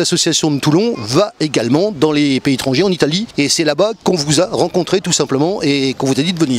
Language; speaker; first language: French; native; French